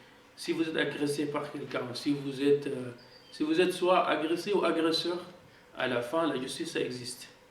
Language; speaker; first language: French; non-native, fluent; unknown